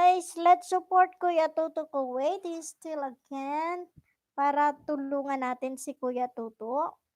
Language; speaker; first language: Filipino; non-native, local second language; Bikol